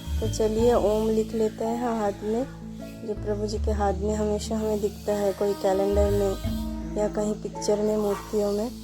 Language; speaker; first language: Hindi; non-native, local second language; Bangla